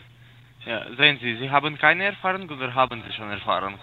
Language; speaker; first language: German; non-native, learner; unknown